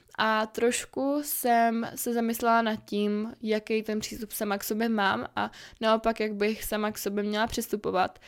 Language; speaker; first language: Czech; native; Czech